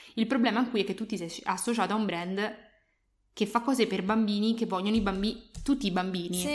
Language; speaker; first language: Italian; native; Italian